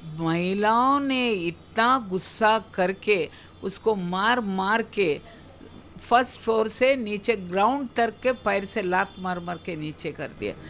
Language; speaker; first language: Hindi; non-native, local second language; Kannada